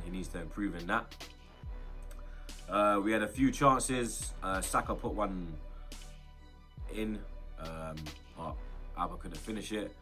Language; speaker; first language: English; native; English